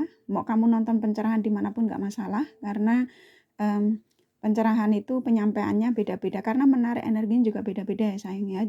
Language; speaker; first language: Indonesian; native; Indonesian